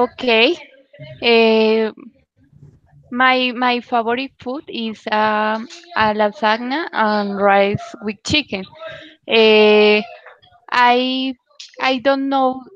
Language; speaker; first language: English; non-native, learner; Spanish